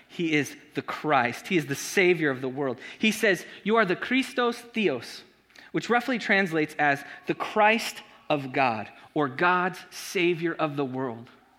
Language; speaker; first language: English; native; English